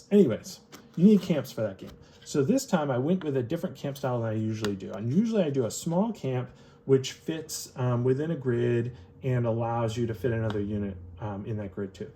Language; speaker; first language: English; native; English